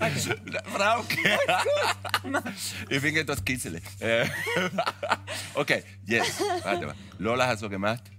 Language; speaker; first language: German; non-native, fluent; Spanish